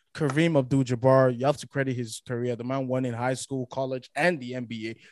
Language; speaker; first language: English; non-native, local second language; Yoruba